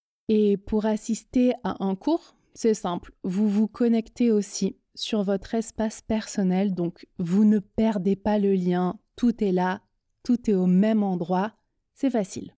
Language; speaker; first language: French; native; French